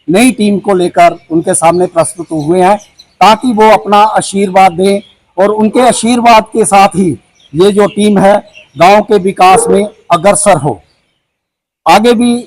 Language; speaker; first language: Hindi; non-native, local second language; Punjabi